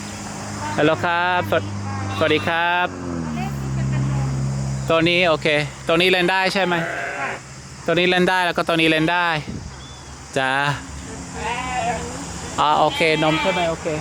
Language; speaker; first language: Thai; non-native, learner; English